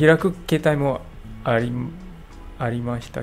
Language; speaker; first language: Japanese; non-native, learner; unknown